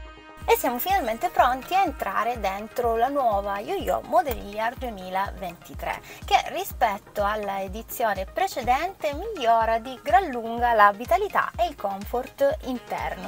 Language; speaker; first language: Italian; native; Italian